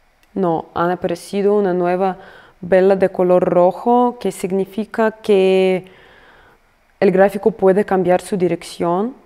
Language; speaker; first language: Spanish; non-native, fluent; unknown